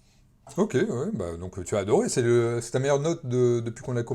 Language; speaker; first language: French; native; French